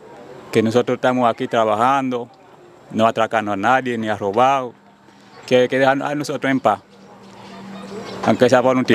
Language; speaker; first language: Spanish; non-native, fluent; Haitian Creole